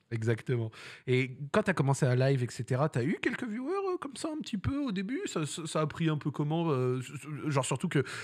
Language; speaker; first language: French; native; French